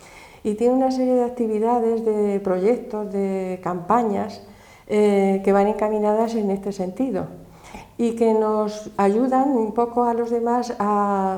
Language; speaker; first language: Spanish; native; Spanish